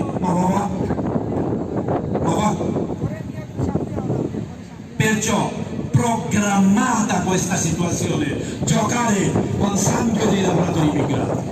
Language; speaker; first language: Italian; non-native, fluent; Bangla